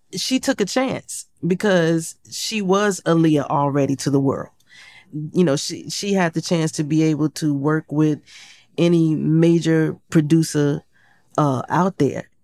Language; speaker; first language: English; native; English